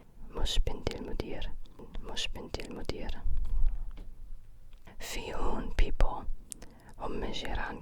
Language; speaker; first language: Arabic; non-native, learner; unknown